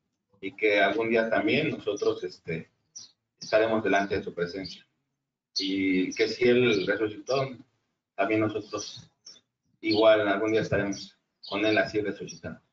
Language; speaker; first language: Spanish; native; Spanish